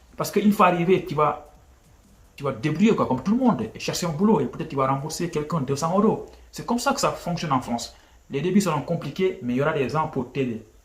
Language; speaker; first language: French; non-native, local second language; Wolof